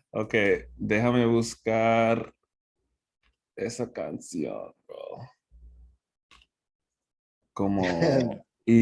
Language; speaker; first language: Spanish; non-native, fluent; English